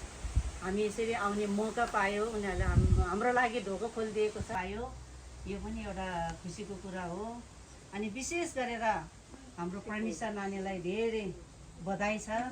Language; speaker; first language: Nepali; non-native, local second language; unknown